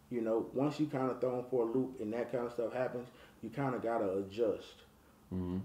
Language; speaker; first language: English; native; English